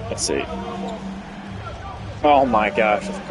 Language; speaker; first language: English; native; English